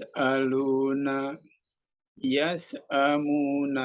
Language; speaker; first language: Arabic; non-native, learner; Indonesian